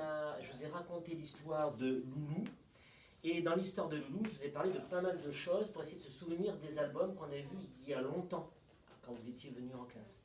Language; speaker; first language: French; native; French